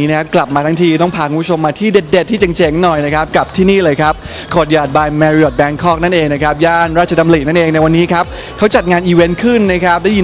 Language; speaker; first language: Thai; native; Thai